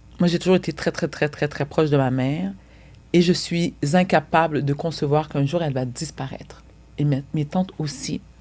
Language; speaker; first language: French; early bilingual, other home language; Haitian Creole